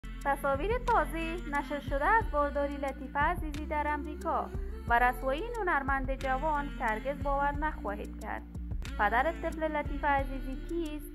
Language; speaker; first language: Persian; native; Persian